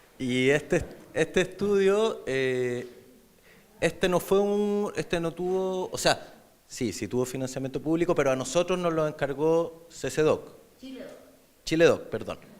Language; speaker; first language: Spanish; native; Spanish